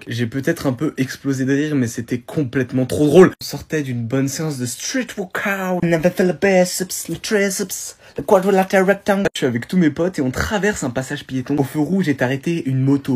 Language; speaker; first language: French; native; French